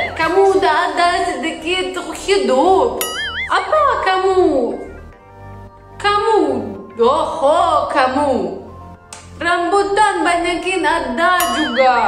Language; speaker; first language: Indonesian; non-native, learner; Russian